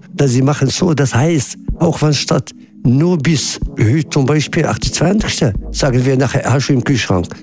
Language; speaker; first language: German; non-native, learner; Arabic